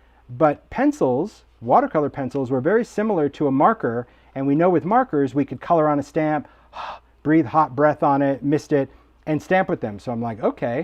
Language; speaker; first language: English; native; English